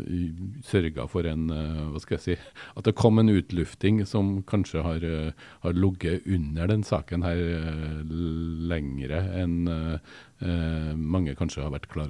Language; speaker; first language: Norwegian; native; Norwegian